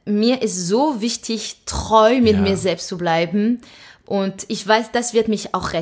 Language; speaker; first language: German; non-native, fluent; French